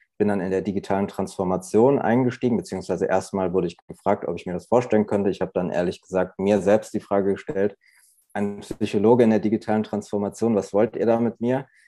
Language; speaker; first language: German; early bilingual, other home language; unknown